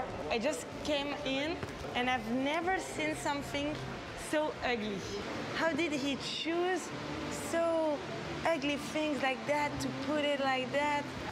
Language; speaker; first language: English; non-native, fluent; French